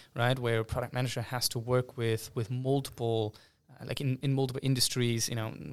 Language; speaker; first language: English; non-native, fluent; German